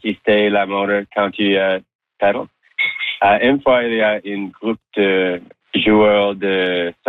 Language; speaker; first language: French; non-native, local second language; English